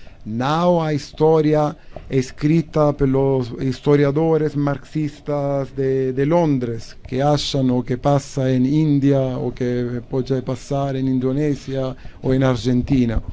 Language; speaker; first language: Portuguese; non-native, learner; Italian